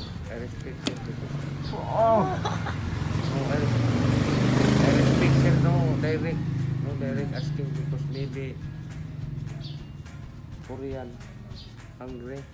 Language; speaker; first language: English; non-native, learner; Cebuano